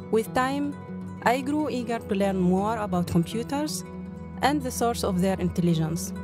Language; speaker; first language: English; non-native, fluent; Arabic